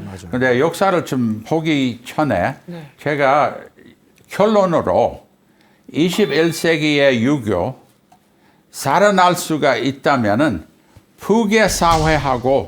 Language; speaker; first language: Korean; non-native, fluent; English